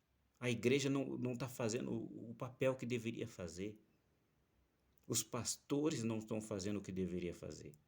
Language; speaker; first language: Portuguese; native; Portuguese